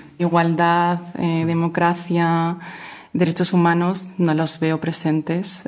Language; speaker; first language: Spanish; native; Spanish